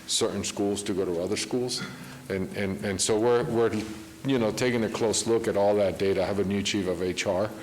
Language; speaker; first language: English; early bilingual, other home language; Spanish